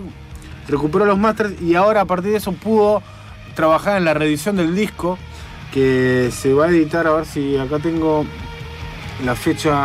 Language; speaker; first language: Spanish; native; Spanish